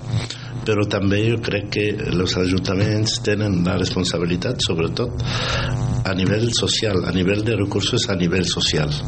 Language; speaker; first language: Catalan; non-native, fluent; Arabic